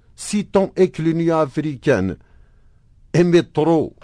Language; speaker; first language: French; non-native, local second language; Arabic